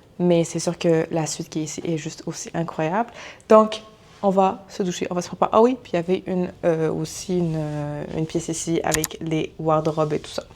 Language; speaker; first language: French; early bilingual, other home language; Arabic